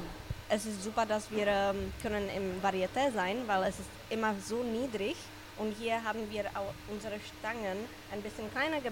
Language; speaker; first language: German; non-native, learner; Czech